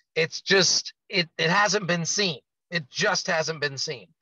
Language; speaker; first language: English; native; English